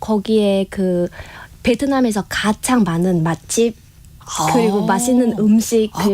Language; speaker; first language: Korean; non-native, fluent; Vietnamese